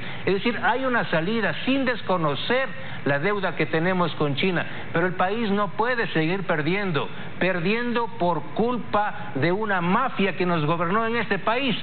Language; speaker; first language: Spanish; native; Spanish